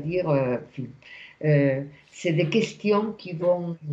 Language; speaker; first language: French; non-native, fluent; Spanish